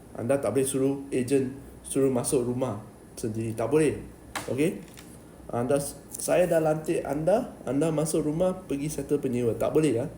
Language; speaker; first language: Malay; native; Malay